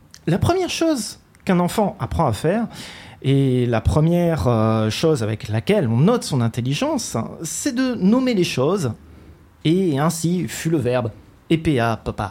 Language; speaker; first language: French; native; French